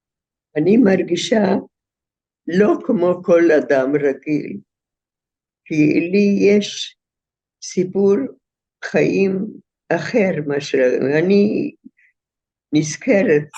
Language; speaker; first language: Hebrew; non-native, fluent; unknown